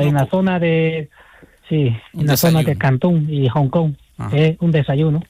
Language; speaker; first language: Spanish; non-native, fluent; Chinese